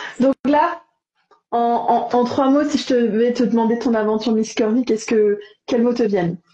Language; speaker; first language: French; native; French